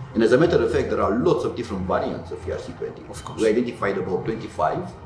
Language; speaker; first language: English; non-native, fluent; Romanian